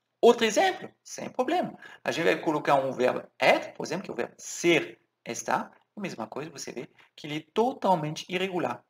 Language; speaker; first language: Portuguese; non-native, fluent; French